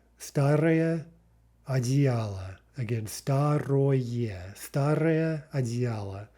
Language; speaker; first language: Russian; non-native, fluent; English